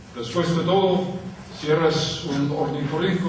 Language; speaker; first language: Spanish; non-native, learner; English